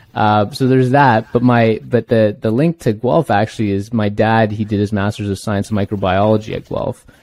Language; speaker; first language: English; native; English